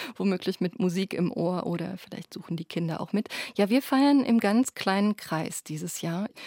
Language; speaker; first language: German; native; German